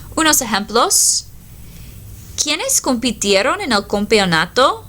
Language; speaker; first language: Spanish; non-native, fluent; English